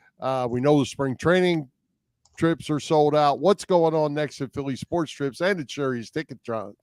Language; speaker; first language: English; native; English